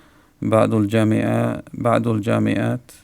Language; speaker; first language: Arabic; non-native, learner; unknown